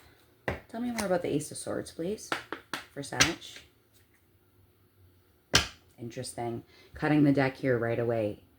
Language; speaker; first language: English; native; English